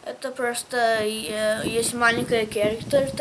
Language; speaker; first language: Russian; early bilingual, heritage; English